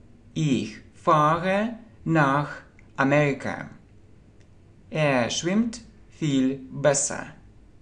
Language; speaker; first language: German; non-native, learner; Russian